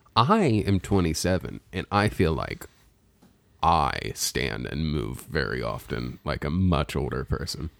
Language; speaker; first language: English; native; English